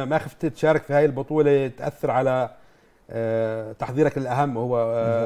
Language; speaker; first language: Arabic; native; Arabic